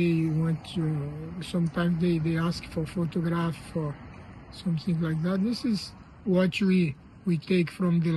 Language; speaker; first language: English; non-native, learner; Portuguese